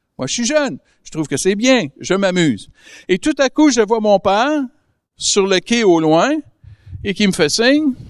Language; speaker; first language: French; native; French